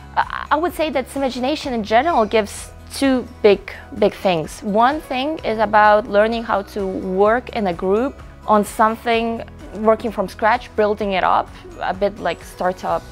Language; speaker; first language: English; non-native, fluent; Russian